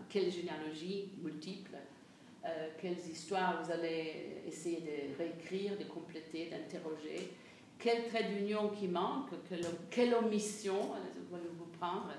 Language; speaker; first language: French; non-native, fluent; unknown